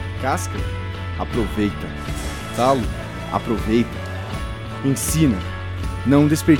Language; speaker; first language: Portuguese; native; Portuguese